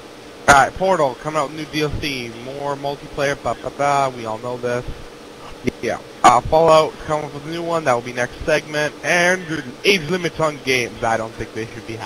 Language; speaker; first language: English; native; English